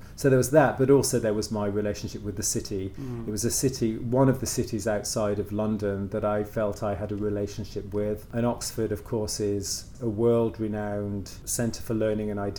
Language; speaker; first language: English; native; English